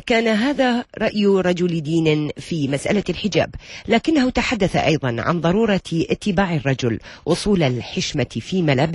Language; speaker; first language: Arabic; native; Arabic